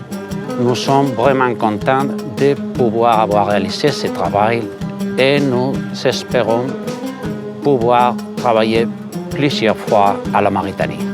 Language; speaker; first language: French; non-native, fluent; Spanish